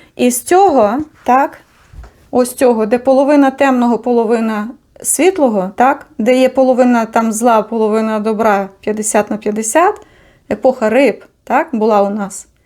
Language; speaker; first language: Ukrainian; native; Ukrainian